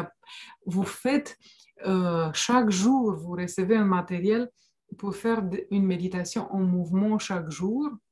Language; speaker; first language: French; non-native, fluent; Romanian